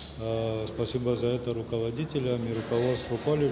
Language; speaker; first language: Russian; non-native, local second language; Abkhazian